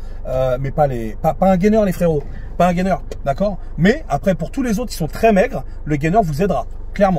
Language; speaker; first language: French; native; French